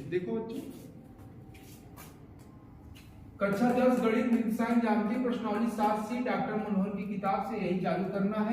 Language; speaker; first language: Hindi; native; Hindi